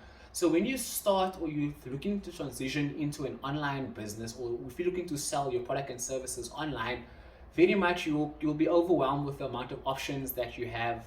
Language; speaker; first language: English; non-native, local second language; Afrikaans